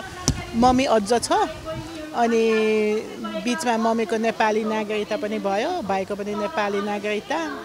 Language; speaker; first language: Nepali; early bilingual, other home language; German